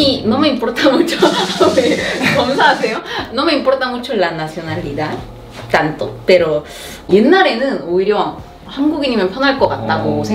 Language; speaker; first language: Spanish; non-native, fluent; Korean